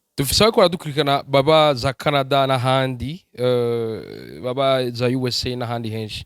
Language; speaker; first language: Rundi; native; Rundi